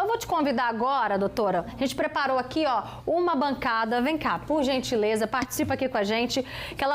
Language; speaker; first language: Portuguese; native; Portuguese